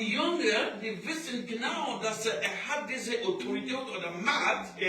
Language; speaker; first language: German; non-native, learner; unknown